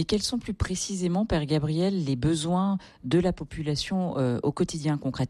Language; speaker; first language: French; native; French